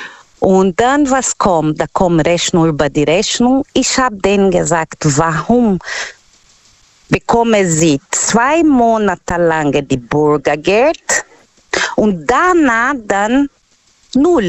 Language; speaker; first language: German; non-native, learner; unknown